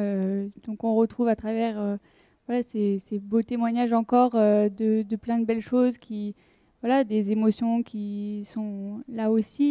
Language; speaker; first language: French; native; French